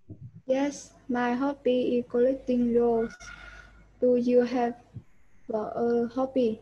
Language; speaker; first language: English; non-native, learner; Vietnamese